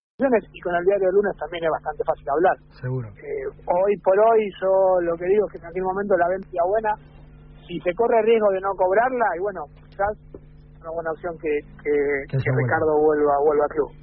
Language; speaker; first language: Spanish; native; Spanish